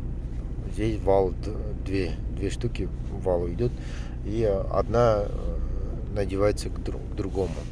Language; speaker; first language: Russian; non-native, local second language; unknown